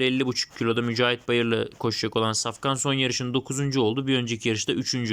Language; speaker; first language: Turkish; native; Turkish